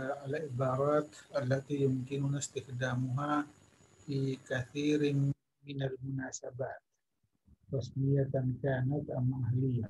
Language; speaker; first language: Arabic; non-native, fluent; Indonesian